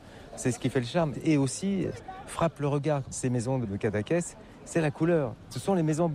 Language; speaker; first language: French; native; French